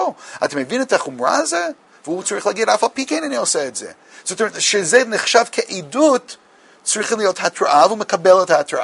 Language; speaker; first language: Hebrew; non-native, fluent; English